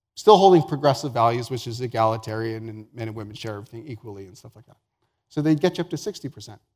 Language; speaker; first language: English; native; English